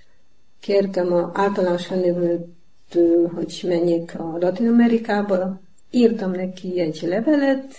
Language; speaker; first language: Hungarian; non-native, learner; Polish